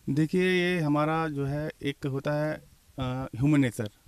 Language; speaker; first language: Hindi; native; Hindi